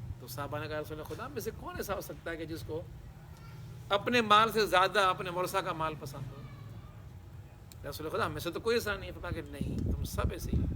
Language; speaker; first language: Urdu; non-native, local second language; Sindhi